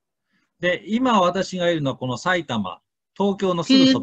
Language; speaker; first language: Japanese; native; Japanese